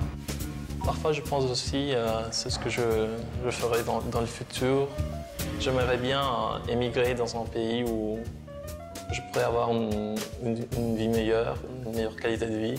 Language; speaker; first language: French; non-native, fluent; Spanish